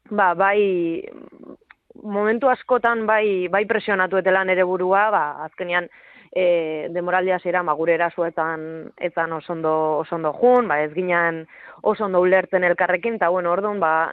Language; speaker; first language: Basque; native; Basque